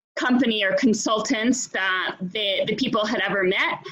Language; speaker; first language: English; native; English